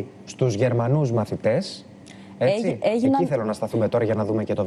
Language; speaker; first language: Greek; native; Greek